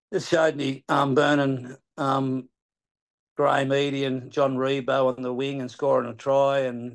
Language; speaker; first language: English; native; English